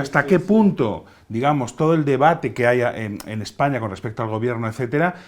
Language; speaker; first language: Spanish; native; Spanish